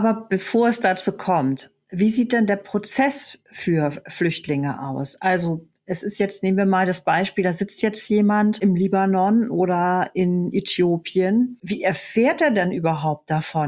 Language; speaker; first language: German; native; German